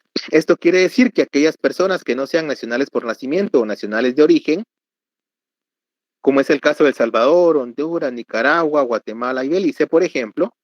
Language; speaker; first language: Spanish; native; Spanish